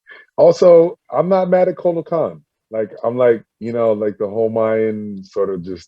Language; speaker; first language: English; native; English